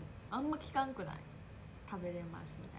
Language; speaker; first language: Japanese; native; Japanese